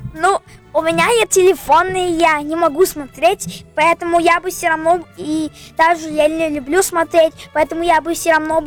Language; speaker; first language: Russian; early bilingual, heritage; Russian